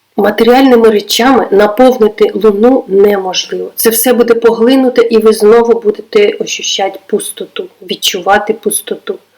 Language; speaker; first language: Ukrainian; non-native, local second language; Russian